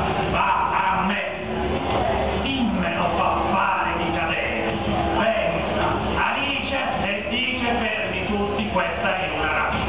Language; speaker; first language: Italian; native; Italian